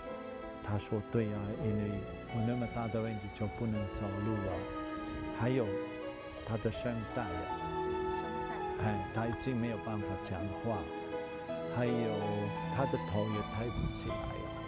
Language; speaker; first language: Chinese; non-native, fluent; German